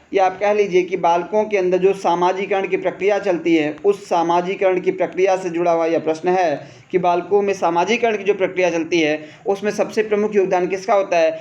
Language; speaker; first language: Hindi; native; Hindi